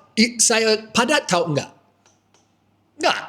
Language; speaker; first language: Indonesian; non-native, fluent; English